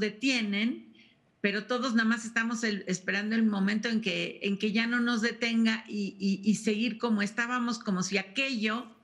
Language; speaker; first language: Spanish; native; Spanish